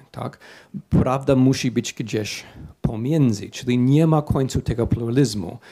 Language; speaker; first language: Polish; non-native, fluent; English